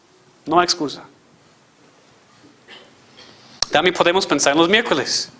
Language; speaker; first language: Spanish; non-native, fluent; English